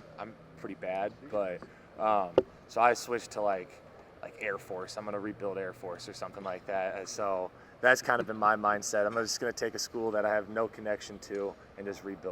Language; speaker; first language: English; native; English